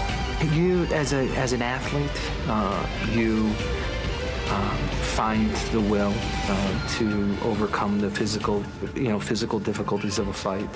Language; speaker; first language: English; native; English